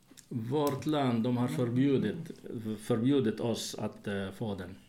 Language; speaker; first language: Swedish; non-native, fluent; Arabic